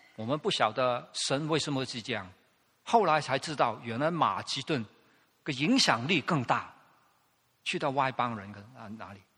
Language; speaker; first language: Chinese; non-native, local second language; Cantonese